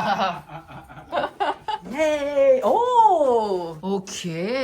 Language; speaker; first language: English; non-native, learner; French